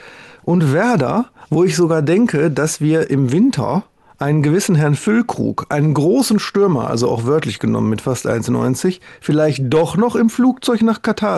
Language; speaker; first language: German; native; German